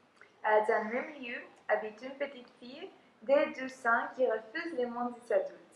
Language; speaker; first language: French; non-native, fluent; Spanish